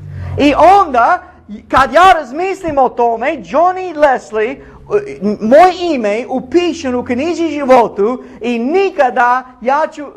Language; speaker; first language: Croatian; non-native, learner; English